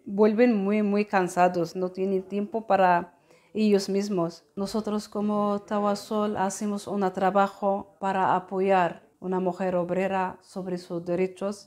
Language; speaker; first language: Spanish; non-native, learner; Arabic